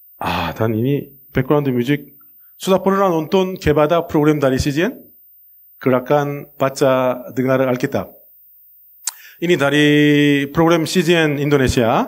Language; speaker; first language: Indonesian; non-native, learner; Korean